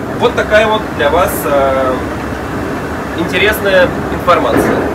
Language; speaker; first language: Russian; native; Russian